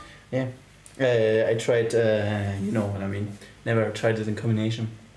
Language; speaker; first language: English; non-native, fluent; German